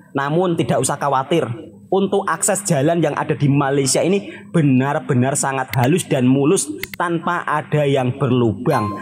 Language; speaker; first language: Indonesian; native; Indonesian